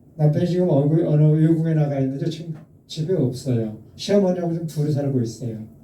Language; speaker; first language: Korean; native; Korean